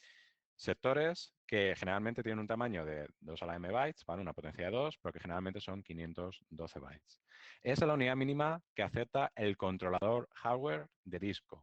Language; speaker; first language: Spanish; native; Spanish